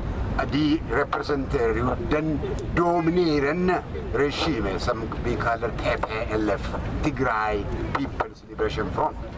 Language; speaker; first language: Norwegian; non-native, fluent; Oromo